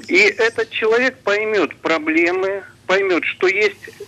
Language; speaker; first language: Russian; native; Russian